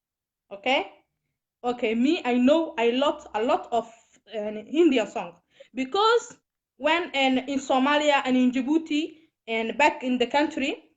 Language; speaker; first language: English; non-native, learner; Somali